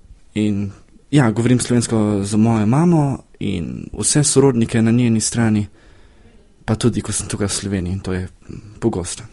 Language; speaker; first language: Slovenian; early bilingual, heritage; Slovenian